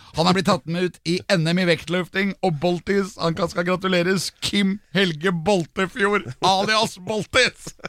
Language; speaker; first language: Norwegian; native; Norwegian